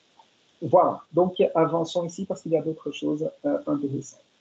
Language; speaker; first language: French; non-native, fluent; Portuguese